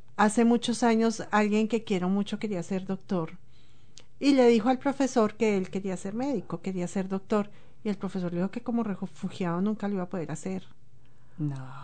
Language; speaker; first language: Spanish; native; Spanish